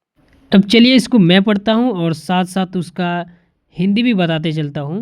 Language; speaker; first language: Hindi; native; Hindi